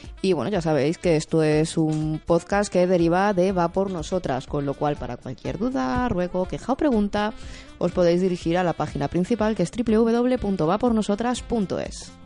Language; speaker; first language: Spanish; native; Spanish